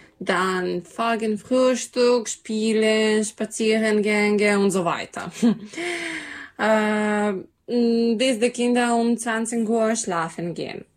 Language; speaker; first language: German; non-native, learner; Serbian